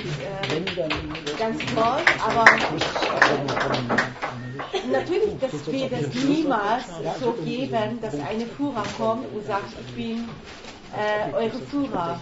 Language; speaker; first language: German; non-native, learner; Persian